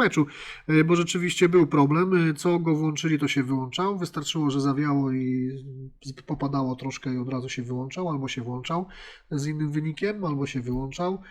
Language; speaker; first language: Polish; native; Polish